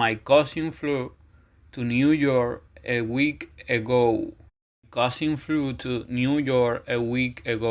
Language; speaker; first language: English; non-native, fluent; Spanish